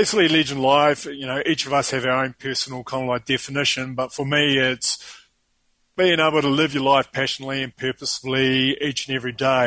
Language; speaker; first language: English; native; English